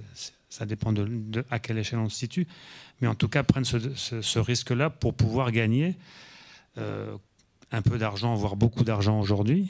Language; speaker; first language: French; native; French